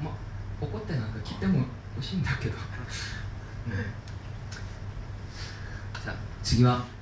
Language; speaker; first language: Japanese; non-native, learner; Korean